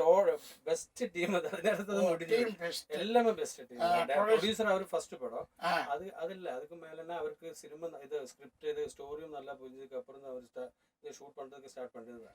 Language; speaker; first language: Tamil; non-native, learner; Malayalam